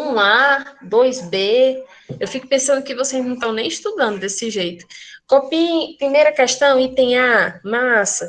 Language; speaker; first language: Portuguese; native; Portuguese